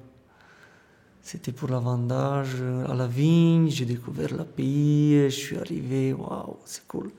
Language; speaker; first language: French; non-native, fluent; Romanian